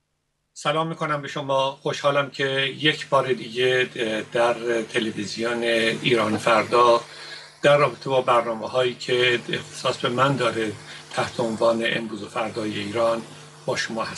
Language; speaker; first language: Persian; native; Persian